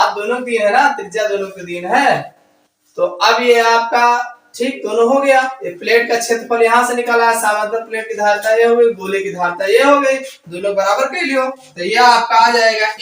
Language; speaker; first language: Hindi; native; Hindi